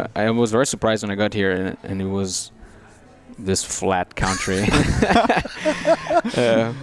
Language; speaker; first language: English; non-native, fluent; Portuguese